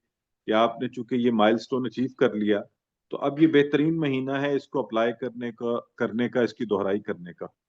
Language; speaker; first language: Urdu; native; Urdu